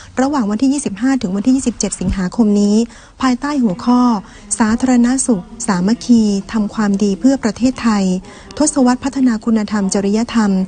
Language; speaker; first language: Thai; native; Thai